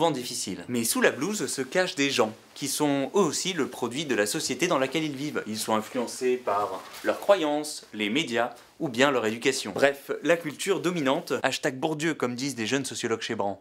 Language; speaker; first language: French; native; French